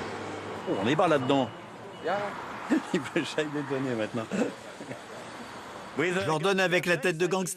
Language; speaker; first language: French; native; French